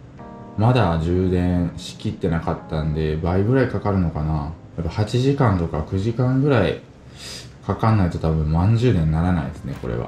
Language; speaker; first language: Japanese; native; Japanese